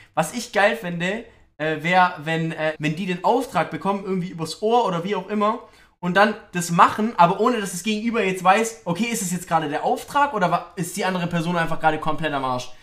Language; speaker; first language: German; native; German